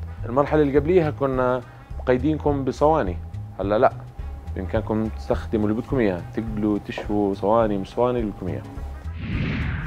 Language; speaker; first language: Arabic; native; Arabic